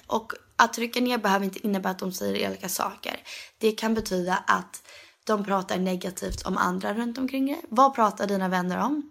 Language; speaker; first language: Swedish; early bilingual, heritage; Swedish